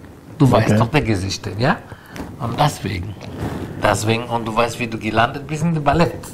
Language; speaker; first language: German; non-native, learner; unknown